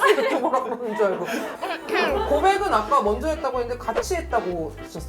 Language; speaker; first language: Korean; native; Korean